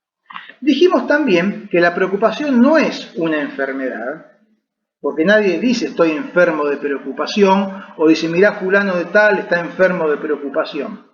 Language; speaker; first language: Spanish; native; Spanish